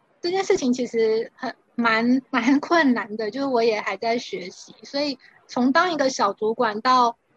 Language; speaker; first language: Chinese; native; Chinese